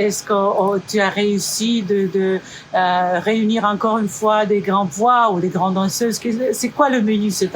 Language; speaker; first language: French; non-native, fluent; Romanian